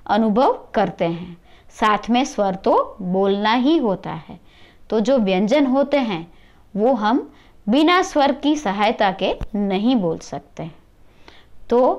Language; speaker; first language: Hindi; non-native, local second language; Gujarati